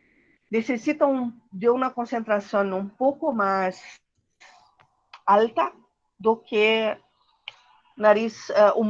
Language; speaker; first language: Spanish; non-native, learner; Portuguese